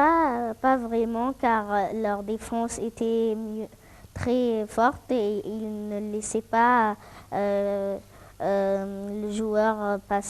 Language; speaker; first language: French; non-native, fluent; Arabic